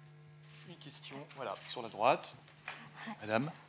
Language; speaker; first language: French; native; French